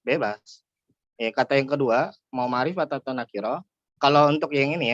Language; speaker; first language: Indonesian; native; Indonesian